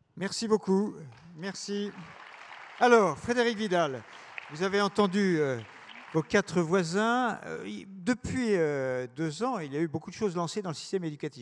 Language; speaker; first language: French; native; French